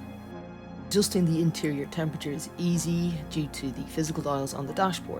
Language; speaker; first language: English; native; English